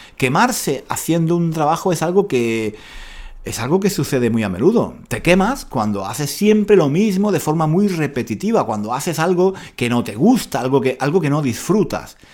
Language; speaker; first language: Spanish; native; Spanish